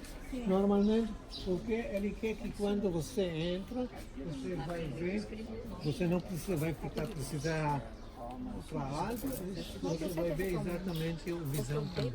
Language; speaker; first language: Portuguese; non-native, learner; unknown